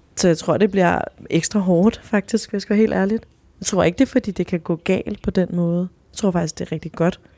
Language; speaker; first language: Danish; early bilingual, other home language; Spanish